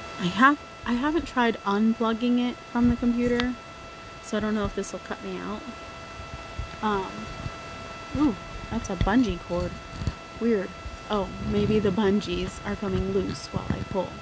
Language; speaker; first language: English; native; English